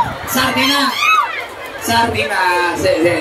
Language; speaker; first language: Indonesian; non-native, local second language; Javanese